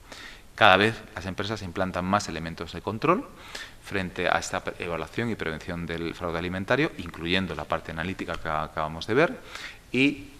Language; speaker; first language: Spanish; native; Spanish